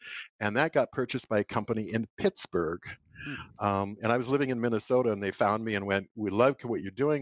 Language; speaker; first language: English; native; English